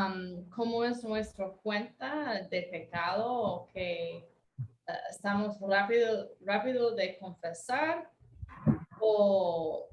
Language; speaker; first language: Spanish; non-native, fluent; English